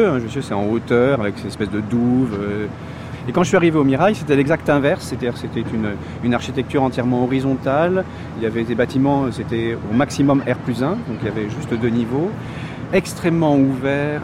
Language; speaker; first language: French; native; French